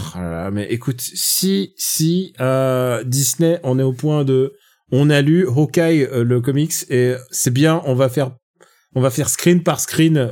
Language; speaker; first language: French; native; French